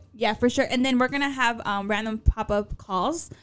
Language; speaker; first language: English; early bilingual, other home language; Spanish